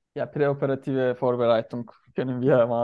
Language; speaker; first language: German; non-native, learner; Turkish